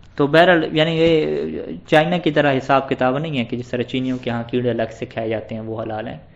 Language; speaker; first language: Urdu; non-native, local second language; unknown